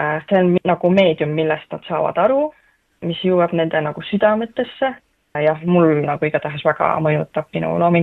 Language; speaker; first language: Estonian; native; Estonian